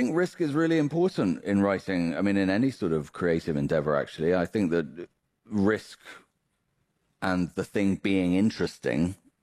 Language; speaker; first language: English; native; English